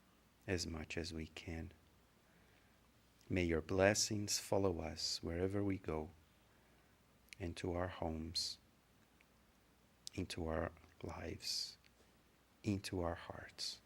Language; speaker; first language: English; non-native, fluent; Portuguese